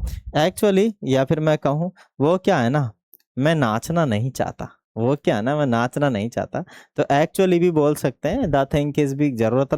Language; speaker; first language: Hindi; native; Hindi